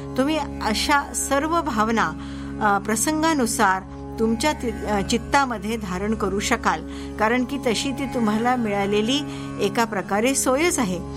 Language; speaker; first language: Marathi; native; Marathi